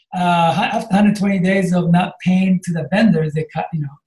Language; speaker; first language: English; non-native, fluent; Japanese